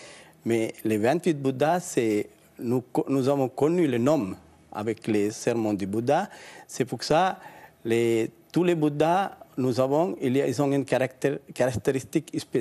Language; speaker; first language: French; non-native, learner; Sinhala